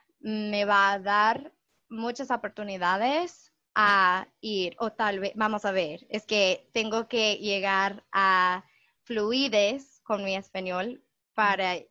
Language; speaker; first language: Spanish; non-native, fluent; English